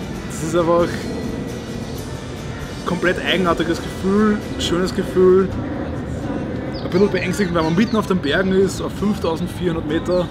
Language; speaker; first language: German; native; German